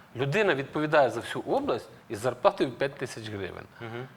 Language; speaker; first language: Ukrainian; native; Ukrainian